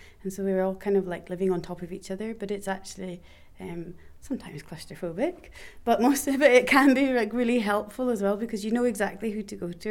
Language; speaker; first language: English; native; English